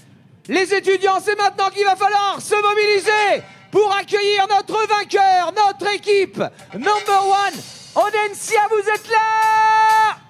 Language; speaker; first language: French; native; French